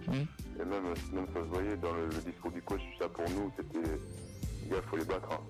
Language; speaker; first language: French; native; French